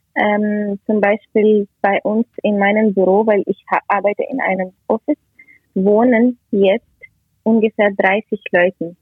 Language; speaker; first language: German; non-native, learner; Ukrainian